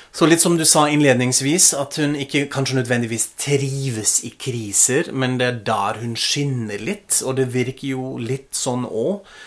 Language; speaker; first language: Norwegian; non-native, fluent; German